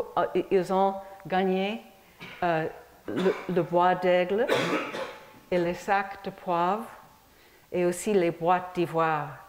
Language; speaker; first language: French; non-native, fluent; English